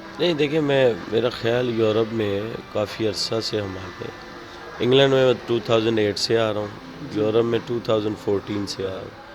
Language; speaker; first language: Urdu; non-native, local second language; Punjabi